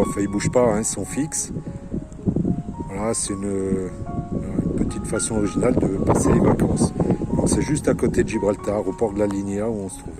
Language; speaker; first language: French; native; French